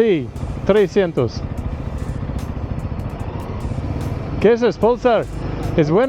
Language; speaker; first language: Spanish; non-native, learner; English